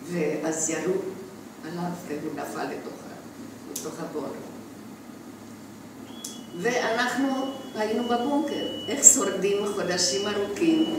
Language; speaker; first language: Hebrew; non-native, fluent; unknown